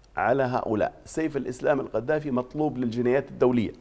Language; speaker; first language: Arabic; native; Arabic